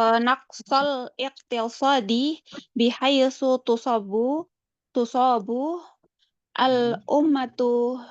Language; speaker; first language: Arabic; non-native, learner; Indonesian